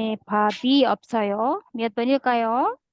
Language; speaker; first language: Korean; non-native, fluent; Indonesian